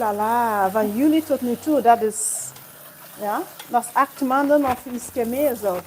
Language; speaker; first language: Dutch; non-native, learner; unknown